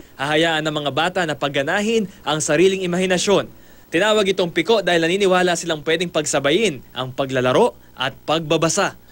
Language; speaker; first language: Filipino; native; Filipino